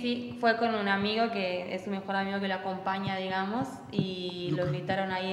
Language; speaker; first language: Spanish; native; Spanish